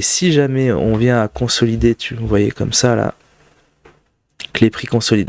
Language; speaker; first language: French; native; French